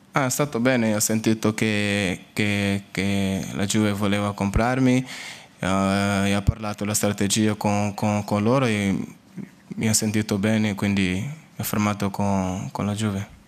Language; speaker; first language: Italian; non-native, learner; Portuguese